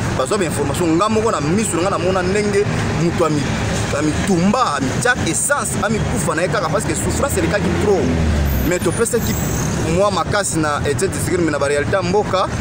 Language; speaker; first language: Lingala; non-native, local second language; Kongo